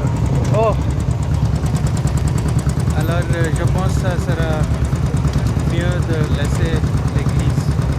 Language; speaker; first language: French; non-native, learner; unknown